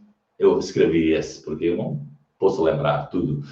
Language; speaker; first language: Portuguese; non-native, fluent; English